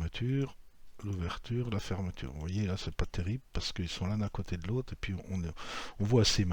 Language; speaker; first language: French; native; French